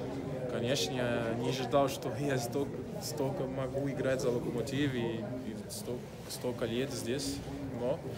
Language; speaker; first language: Russian; non-native, fluent; Portuguese